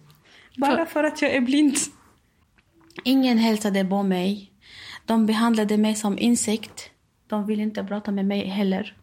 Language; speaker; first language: Swedish; non-native, learner; Arabic